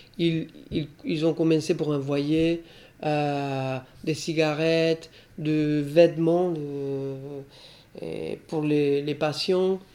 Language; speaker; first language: French; non-native, fluent; Spanish